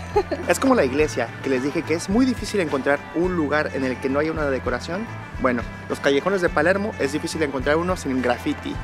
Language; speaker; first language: Spanish; native; Spanish